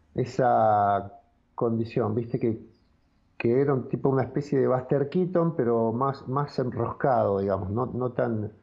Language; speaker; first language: Spanish; native; Spanish